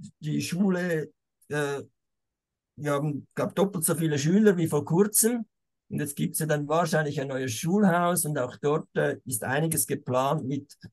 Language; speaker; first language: German; native; German